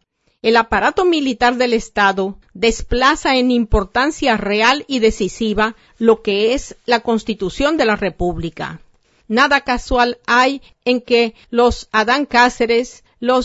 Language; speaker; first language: Spanish; native; Spanish